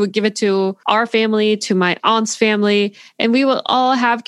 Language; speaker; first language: English; non-native, fluent; Korean